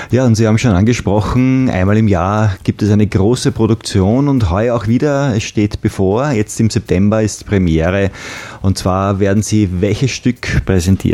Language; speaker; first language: German; native; German